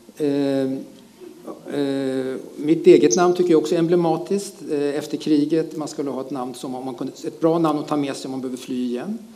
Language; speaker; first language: Swedish; early bilingual, other home language; German